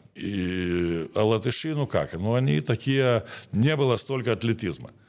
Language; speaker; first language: Russian; non-native, local second language; Lithuanian